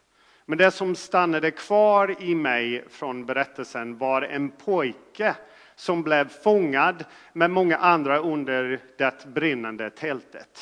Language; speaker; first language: Swedish; non-native, fluent; English